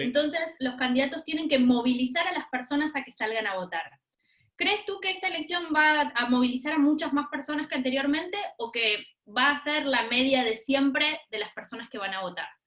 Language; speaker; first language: Spanish; native; Spanish